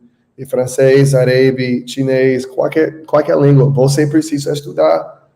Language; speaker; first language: Portuguese; non-native, learner; English